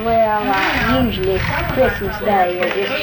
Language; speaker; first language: English; native; English